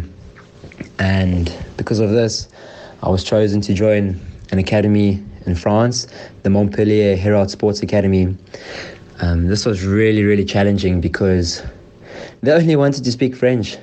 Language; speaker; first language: English; native; English